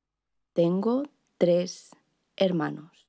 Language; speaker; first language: Spanish; non-native, learner; English